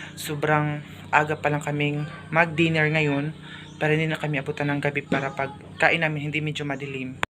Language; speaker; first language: Filipino; non-native, local second language; Cebuano